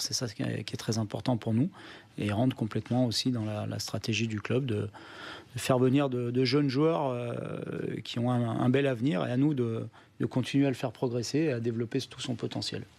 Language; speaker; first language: French; native; French